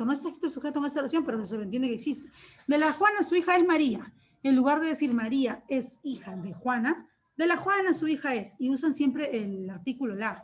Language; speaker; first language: Spanish; native; Spanish